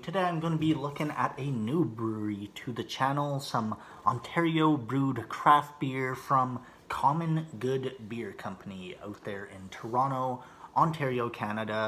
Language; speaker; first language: English; native; English